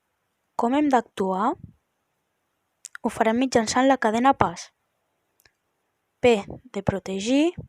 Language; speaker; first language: Catalan; native; Catalan